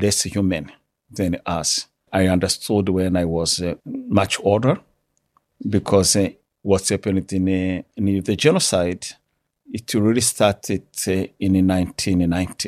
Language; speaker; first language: English; non-native, local second language; Kinyarwanda